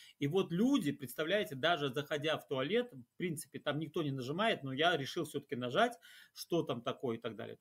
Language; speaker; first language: Russian; native; Russian